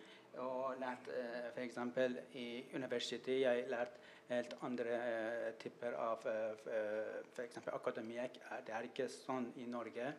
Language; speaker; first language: Norwegian; non-native, learner; Persian